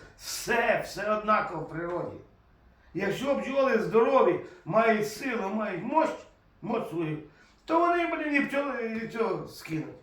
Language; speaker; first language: Ukrainian; native; Ukrainian